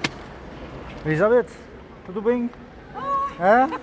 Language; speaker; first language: Portuguese; non-native, learner; French